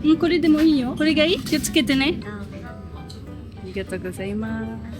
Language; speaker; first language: Japanese; non-native, fluent; French